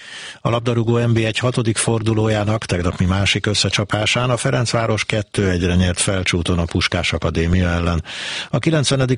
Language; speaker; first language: Hungarian; native; Hungarian